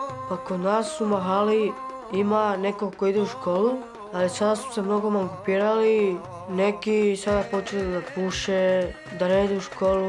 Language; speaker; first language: Serbian; non-native, local second language; Romany